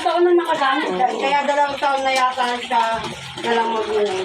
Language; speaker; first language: Filipino; native; Filipino